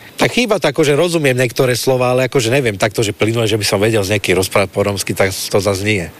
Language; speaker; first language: Slovak; native; Slovak